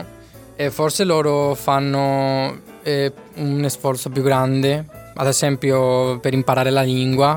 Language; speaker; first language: Italian; non-native, fluent; Spanish